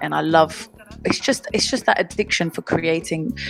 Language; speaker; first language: English; native; English